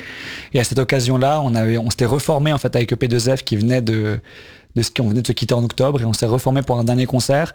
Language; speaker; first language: French; native; French